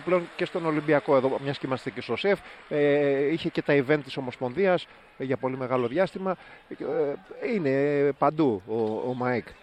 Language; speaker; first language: Greek; native; Greek